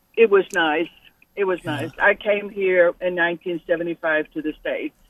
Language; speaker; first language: English; non-native, fluent; Swedish